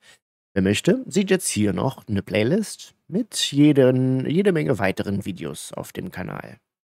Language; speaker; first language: German; native; German